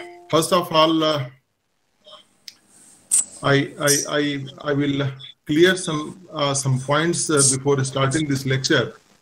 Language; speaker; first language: English; non-native, local second language; Hindi